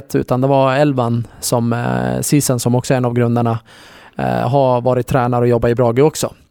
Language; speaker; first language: Swedish; early bilingual, other home language; Kurdish